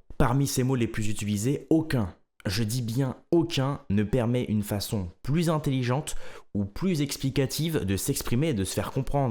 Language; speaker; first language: French; native; French